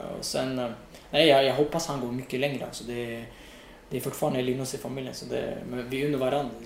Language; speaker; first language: Swedish; non-native, fluent; Riffian